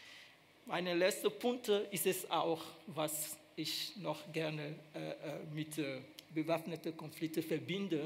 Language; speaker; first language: German; non-native, fluent; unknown